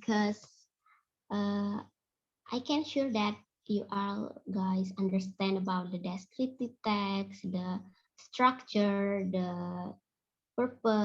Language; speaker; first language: English; non-native, fluent; Indonesian